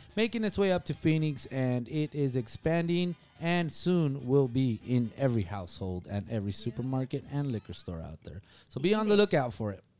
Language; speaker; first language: English; early bilingual, other home language; Spanish